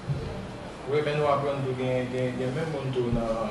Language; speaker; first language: French; non-native, local second language; Haitian Creole